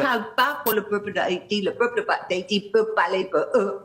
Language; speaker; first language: French; non-native, fluent; English